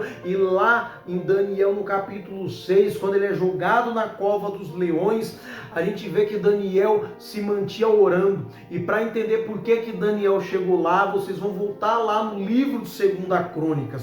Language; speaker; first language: Portuguese; native; Portuguese